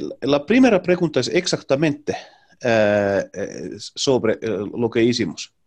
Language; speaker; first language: Spanish; non-native, learner; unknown